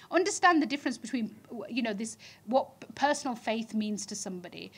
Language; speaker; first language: English; native; English